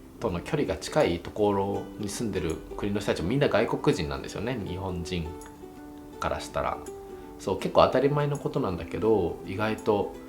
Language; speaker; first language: Japanese; native; Japanese